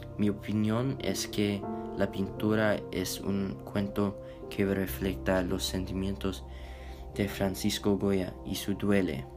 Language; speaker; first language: Spanish; non-native, learner; English